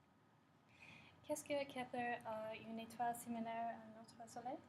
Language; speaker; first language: French; non-native, learner; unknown